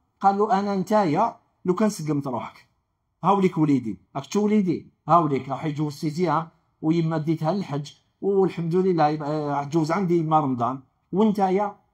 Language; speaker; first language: Arabic; native; Arabic